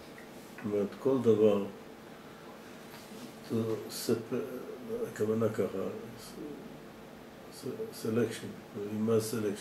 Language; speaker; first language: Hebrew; non-native, fluent; English